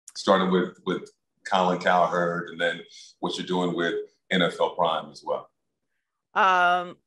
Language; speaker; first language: English; native; English